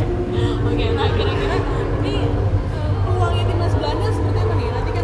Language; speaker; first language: Indonesian; native; Indonesian